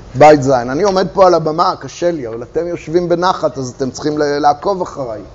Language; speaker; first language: Hebrew; native; Hebrew